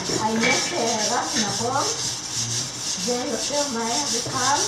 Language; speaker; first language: Hebrew; non-native, learner; Russian